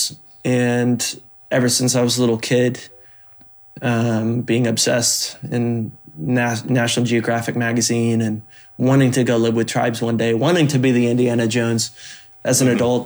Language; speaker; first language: English; native; English